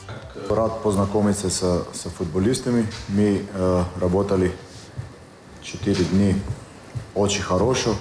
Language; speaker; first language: Russian; non-native, learner; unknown